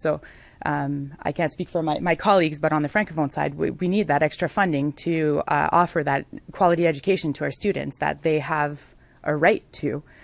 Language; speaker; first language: English; non-native, local second language; French